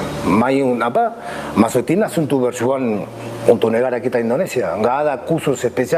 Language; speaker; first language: Indonesian; non-native, fluent; Spanish